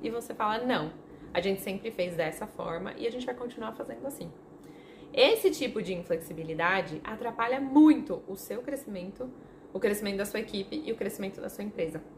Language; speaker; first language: Portuguese; non-native, fluent; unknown